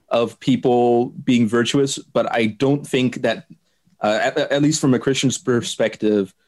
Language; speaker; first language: English; non-native, fluent; German